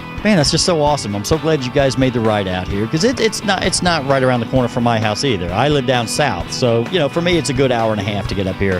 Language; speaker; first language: English; native; English